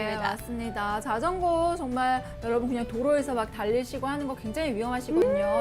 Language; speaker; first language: Korean; native; Korean